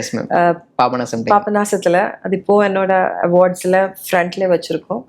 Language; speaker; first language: Tamil; native; Tamil